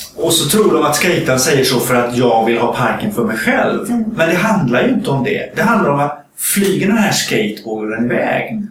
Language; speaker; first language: Swedish; native; Swedish